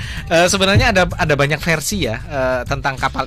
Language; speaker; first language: Indonesian; native; Indonesian